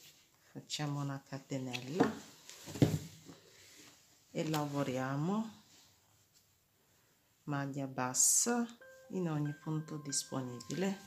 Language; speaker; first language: Italian; non-native, fluent; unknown